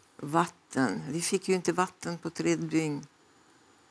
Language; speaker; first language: Swedish; non-native, fluent; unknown